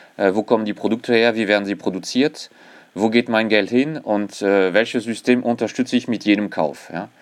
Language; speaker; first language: German; non-native, fluent; French